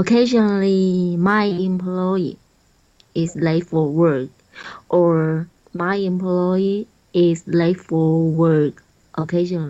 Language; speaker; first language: English; non-native, learner; Chinese